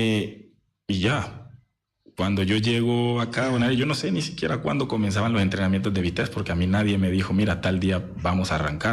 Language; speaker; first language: Spanish; native; Spanish